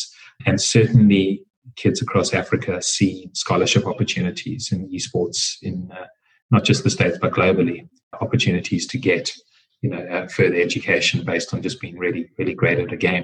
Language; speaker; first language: English; native; English